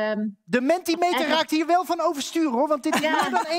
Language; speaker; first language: Dutch; native; Dutch